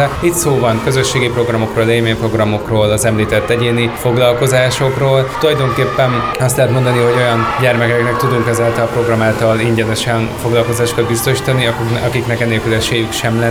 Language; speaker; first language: Hungarian; native; Hungarian